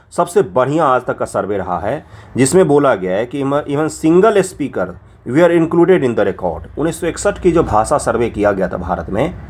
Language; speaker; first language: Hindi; non-native, local second language; Maithili